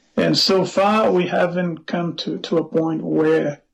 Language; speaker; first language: English; non-native, fluent; Portuguese